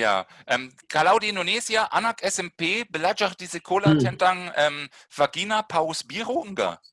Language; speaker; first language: Indonesian; non-native, fluent; German